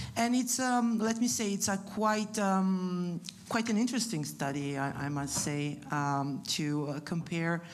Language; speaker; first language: English; non-native, fluent; Italian